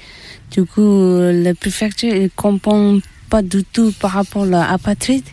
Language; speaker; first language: French; non-native, learner; Tibetan